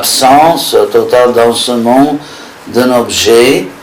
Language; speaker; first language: French; non-native, fluent; English